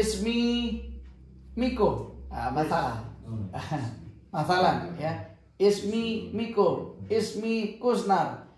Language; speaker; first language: Arabic; non-native, fluent; Indonesian